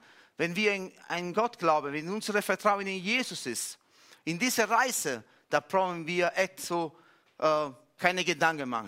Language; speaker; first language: German; non-native, fluent; Italian